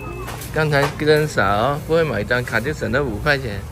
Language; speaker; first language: Chinese; non-native, local second language; Cantonese